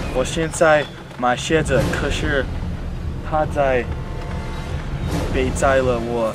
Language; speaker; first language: Chinese; non-native, learner; English